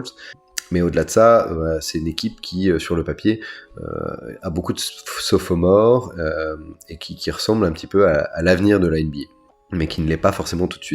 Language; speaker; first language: French; native; French